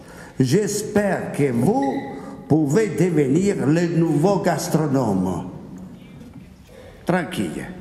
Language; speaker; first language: French; non-native, fluent; Italian